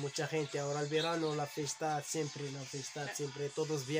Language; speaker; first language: Spanish; non-native, learner; Arabic